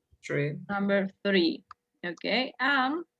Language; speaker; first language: English; non-native, fluent; Spanish